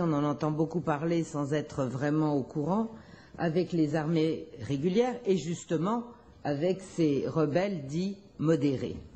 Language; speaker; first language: French; native; French